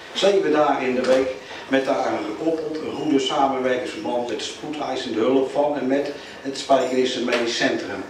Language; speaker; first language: Dutch; native; Dutch